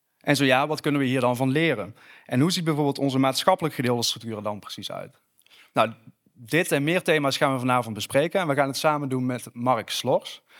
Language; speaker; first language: Dutch; native; Dutch